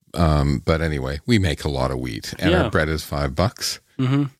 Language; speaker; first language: English; native; English